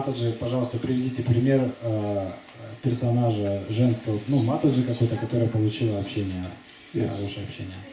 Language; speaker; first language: Russian; native; Russian